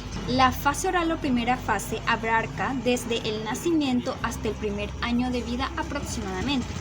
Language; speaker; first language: Spanish; native; Spanish